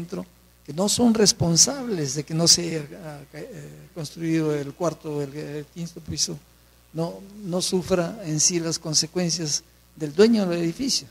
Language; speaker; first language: Spanish; native; Spanish